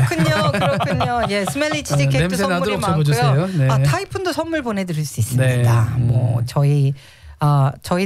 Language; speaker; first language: Korean; native; Korean